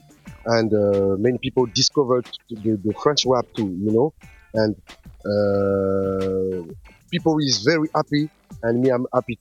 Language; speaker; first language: English; non-native, learner; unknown